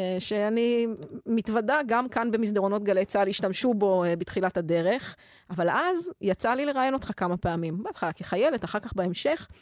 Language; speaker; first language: Hebrew; native; Hebrew